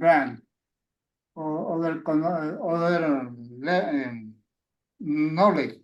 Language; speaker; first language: English; non-native, learner; Spanish